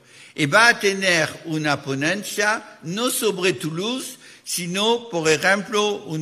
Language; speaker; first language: Spanish; non-native, fluent; French